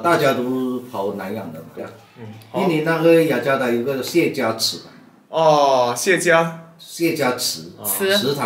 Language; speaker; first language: Chinese; non-native, local second language; Hakka Chinese